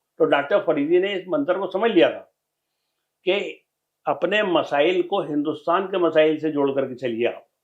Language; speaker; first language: Urdu; native; Urdu